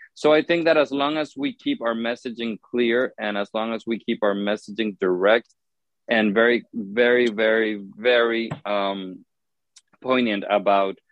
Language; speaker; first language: English; non-native, fluent; Spanish